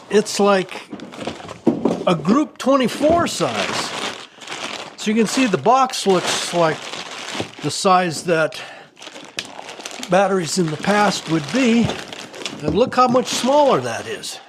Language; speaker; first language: English; native; English